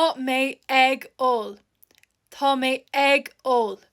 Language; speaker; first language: Irish; non-native, local second language; English